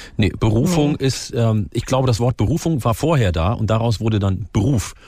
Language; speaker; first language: German; early bilingual, other home language; Oromo